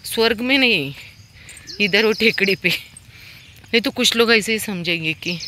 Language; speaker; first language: Hindi; non-native, local second language; Marathi